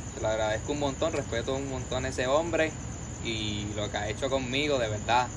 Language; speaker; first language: Spanish; native; Spanish